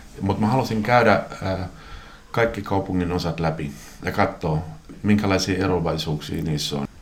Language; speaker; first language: Finnish; non-native, local second language; Swedish